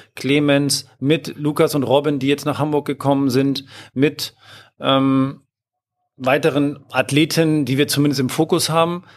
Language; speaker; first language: German; native; German